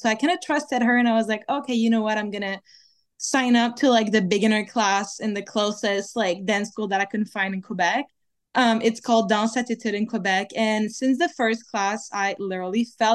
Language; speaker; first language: English; non-native, fluent; French